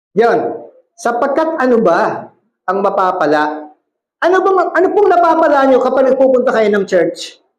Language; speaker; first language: Filipino; non-native, local second language; Cebuano